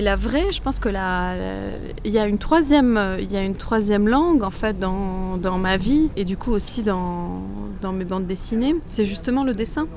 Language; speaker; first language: French; non-native, local second language; Arabic